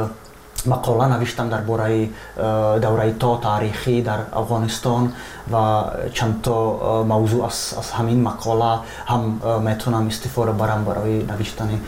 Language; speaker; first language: Persian; non-native, fluent; Czech